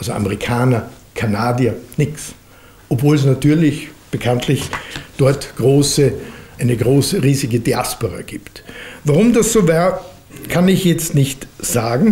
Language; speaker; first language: German; native; German